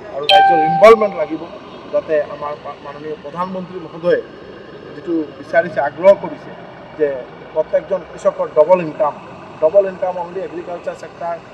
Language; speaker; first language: Assamese; non-native, local second language; Bangla